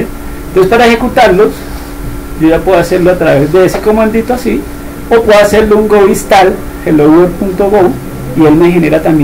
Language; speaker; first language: Spanish; native; Spanish